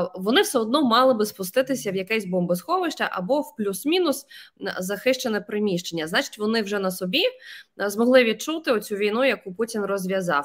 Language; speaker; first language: Ukrainian; native; Ukrainian